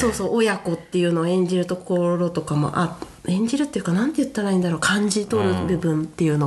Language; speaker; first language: Japanese; native; Japanese